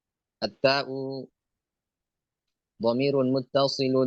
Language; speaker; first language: Arabic; non-native, learner; Indonesian